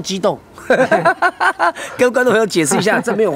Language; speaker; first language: Chinese; native; Chinese